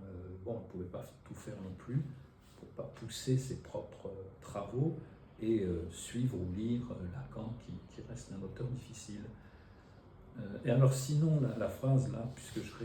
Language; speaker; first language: French; native; French